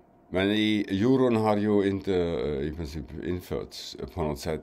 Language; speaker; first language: Swedish; non-native, fluent; German